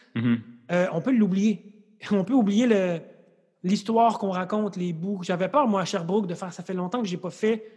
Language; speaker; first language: French; native; French